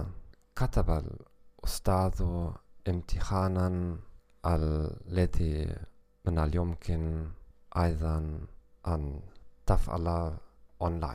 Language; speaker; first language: Arabic; non-native, learner; German